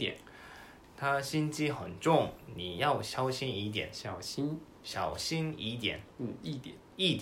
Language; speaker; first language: Chinese; non-native, learner; Korean